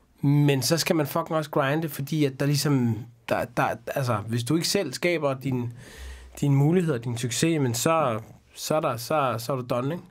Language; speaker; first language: Danish; early bilingual, other home language; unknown